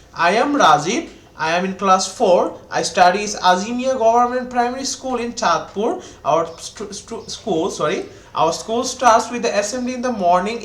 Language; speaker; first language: English; non-native, local second language; Bangla